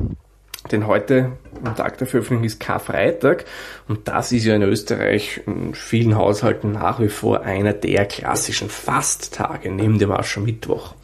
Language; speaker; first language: German; native; German